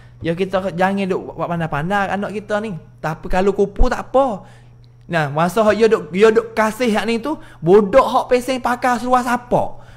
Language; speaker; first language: Malay; native; Malay